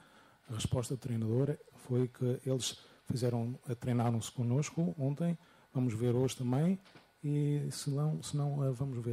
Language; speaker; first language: Portuguese; non-native, fluent; Greek